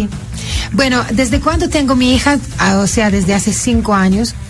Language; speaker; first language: Spanish; non-native, fluent; Italian